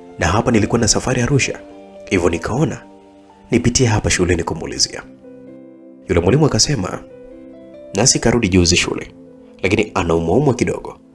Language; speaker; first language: Swahili; native; Swahili